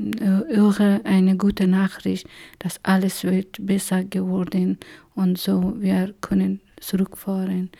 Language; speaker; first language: German; non-native, learner; Persian